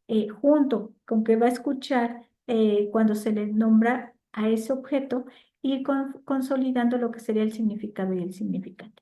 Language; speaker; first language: Spanish; native; Spanish